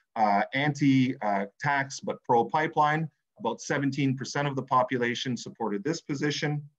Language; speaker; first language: English; native; English